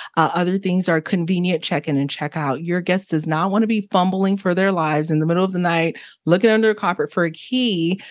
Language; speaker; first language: English; early bilingual, other home language; Haitian Creole